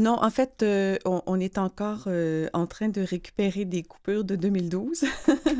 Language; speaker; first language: French; native; French